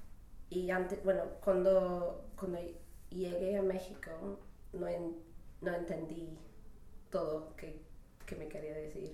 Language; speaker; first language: Spanish; non-native, fluent; English